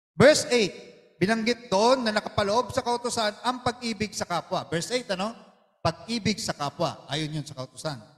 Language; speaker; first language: Filipino; non-native, local second language; Iloko